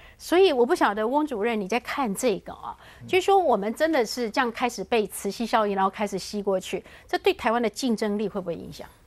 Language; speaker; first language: Chinese; native; Chinese